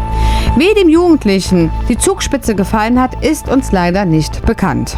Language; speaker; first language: German; native; German